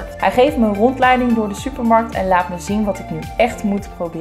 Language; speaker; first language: Dutch; native; Dutch